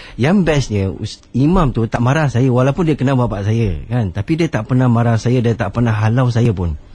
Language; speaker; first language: Malay; non-native, local second language; Chinese